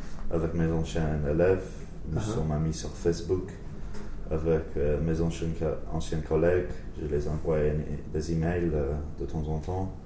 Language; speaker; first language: French; non-native, learner; English